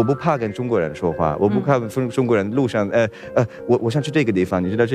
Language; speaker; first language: Chinese; non-native, learner; Swedish